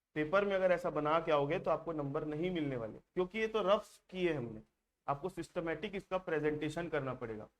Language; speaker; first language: Hindi; native; Hindi